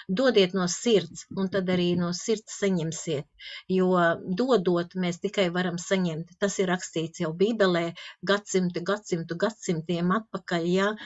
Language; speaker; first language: Latvian; non-native, local second language; Russian